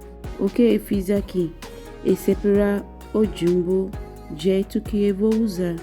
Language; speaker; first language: Portuguese; non-native, learner; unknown